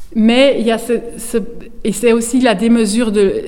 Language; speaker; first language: French; native; French